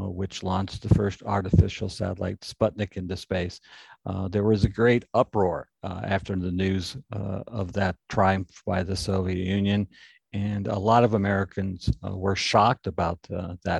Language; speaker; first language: English; native; English